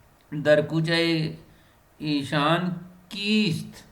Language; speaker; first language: Persian; non-native, fluent; Urdu